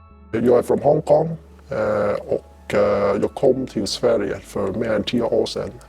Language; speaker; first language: Swedish; non-native, fluent; Cantonese